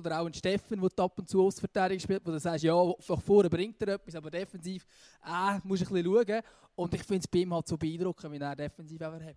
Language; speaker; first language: German; native; German